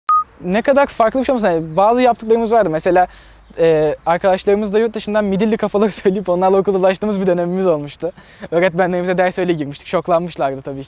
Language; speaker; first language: Turkish; native; Turkish